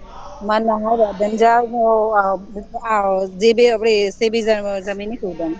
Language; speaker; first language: Persian; non-native, learner; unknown